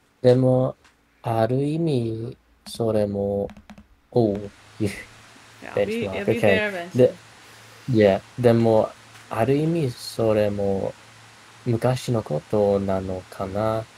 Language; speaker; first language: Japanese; non-native, learner; English